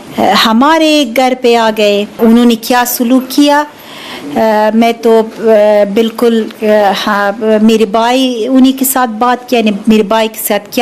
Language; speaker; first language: Hindi; non-native, learner; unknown